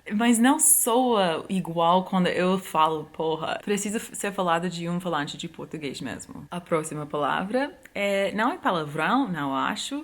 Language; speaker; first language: Portuguese; non-native, fluent; English